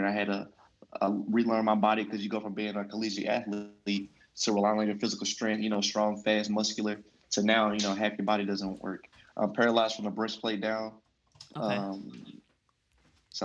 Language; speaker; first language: English; native; English